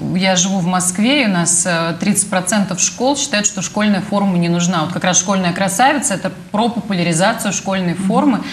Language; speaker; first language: Russian; native; Russian